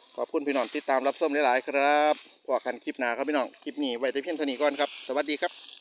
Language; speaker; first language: Thai; native; Thai